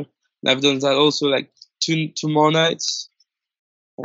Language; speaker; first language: English; non-native, fluent; French